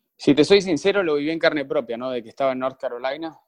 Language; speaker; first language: Spanish; native; Spanish